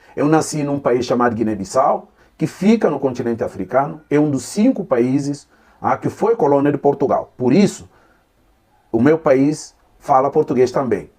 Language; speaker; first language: Portuguese; non-native, local second language; Upper Guinea Crioulo